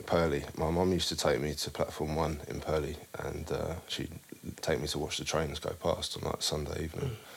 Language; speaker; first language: English; native; English